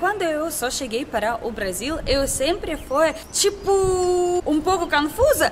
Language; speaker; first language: Portuguese; non-native, learner; Russian